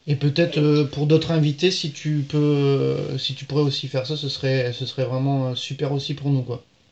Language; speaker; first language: French; native; French